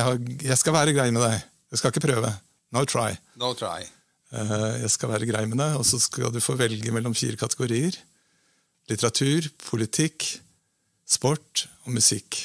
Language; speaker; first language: Norwegian; native; Norwegian